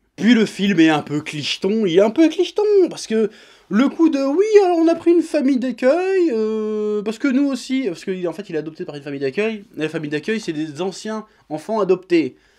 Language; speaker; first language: French; native; French